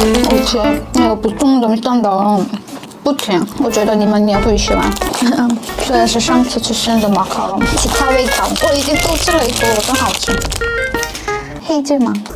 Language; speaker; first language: Chinese; non-native, learner; Korean